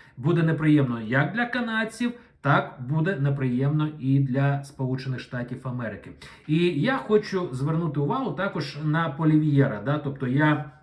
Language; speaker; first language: Ukrainian; non-native, local second language; Russian